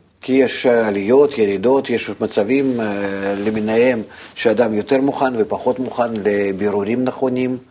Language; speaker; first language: Hebrew; non-native, fluent; Russian